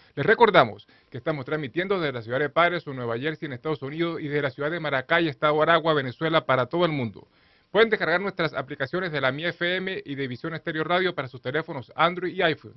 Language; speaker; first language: Spanish; native; Spanish